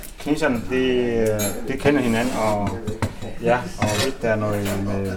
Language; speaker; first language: Danish; non-native, fluent; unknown